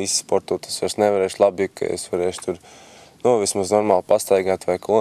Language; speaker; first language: Latvian; native; Latvian